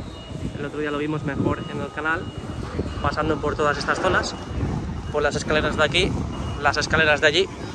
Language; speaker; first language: Spanish; native; Spanish